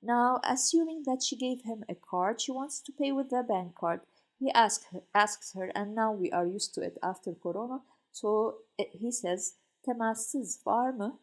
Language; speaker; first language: English; non-native, fluent; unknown